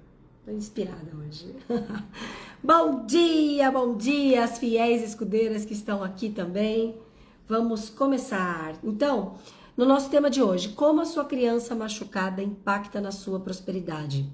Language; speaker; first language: Portuguese; native; Portuguese